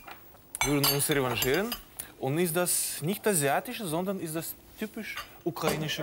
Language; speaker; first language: German; non-native, fluent; Russian